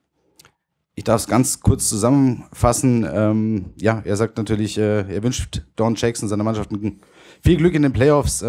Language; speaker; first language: German; native; German